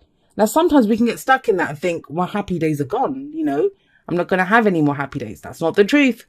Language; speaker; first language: English; native; English